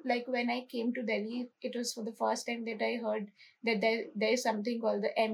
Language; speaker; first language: English; non-native, local second language; Hindi